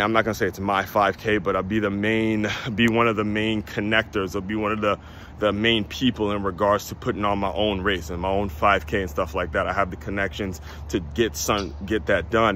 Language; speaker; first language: English; native; English